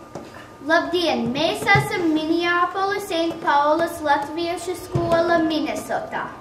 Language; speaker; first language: Latvian; early bilingual, heritage; Latvian